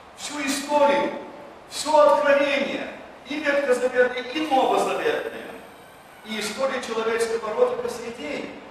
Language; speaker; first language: Russian; early bilingual, heritage; Russian